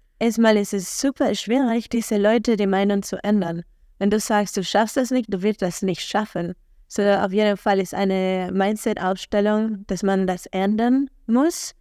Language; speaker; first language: German; non-native, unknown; Spanish